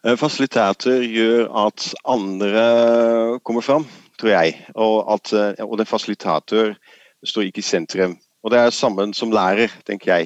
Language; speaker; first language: Norwegian; non-native, fluent; Dutch